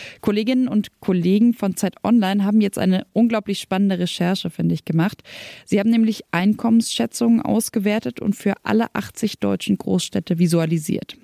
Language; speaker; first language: German; native; German